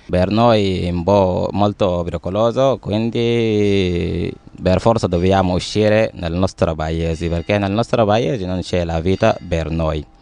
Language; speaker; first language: Italian; non-native, learner; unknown